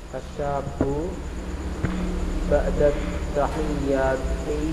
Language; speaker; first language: Arabic; non-native, learner; Indonesian